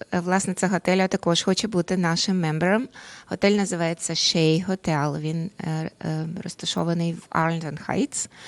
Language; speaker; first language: Ukrainian; non-native, local second language; Russian